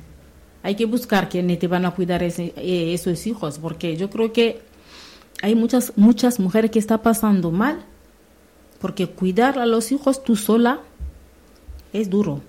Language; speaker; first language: Spanish; non-native, learner; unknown